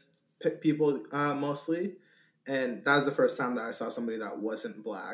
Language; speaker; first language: English; native; English